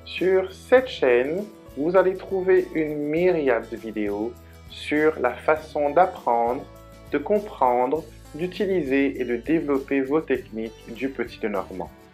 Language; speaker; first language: French; native; French